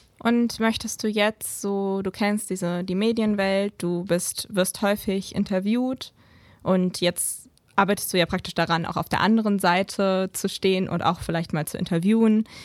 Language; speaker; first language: German; native; German